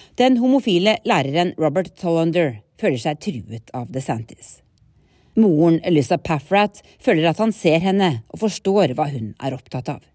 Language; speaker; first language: Norwegian; native; Norwegian